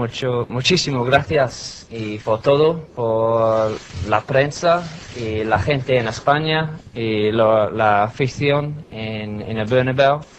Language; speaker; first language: Spanish; non-native, learner; English